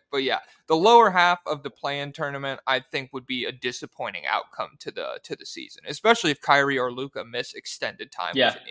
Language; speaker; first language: English; native; English